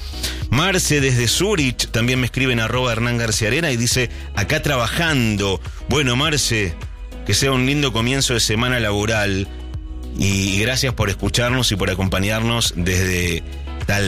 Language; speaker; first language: Spanish; native; Spanish